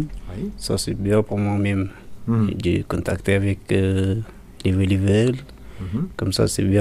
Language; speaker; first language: French; non-native, learner; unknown